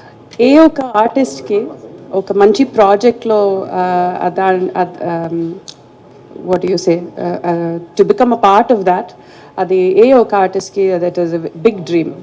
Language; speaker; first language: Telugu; non-native, fluent; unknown